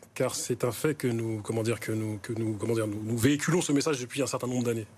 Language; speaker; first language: French; native; French